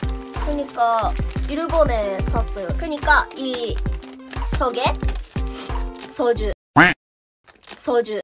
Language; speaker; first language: Korean; non-native, learner; Japanese